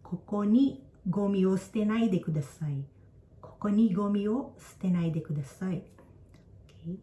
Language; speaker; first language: Japanese; non-native, fluent; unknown